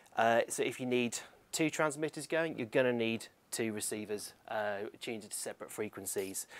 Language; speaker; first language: English; native; English